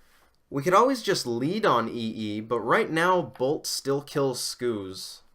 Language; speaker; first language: English; native; English